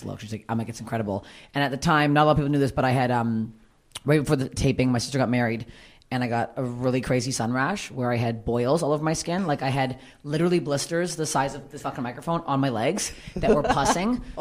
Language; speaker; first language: English; native; English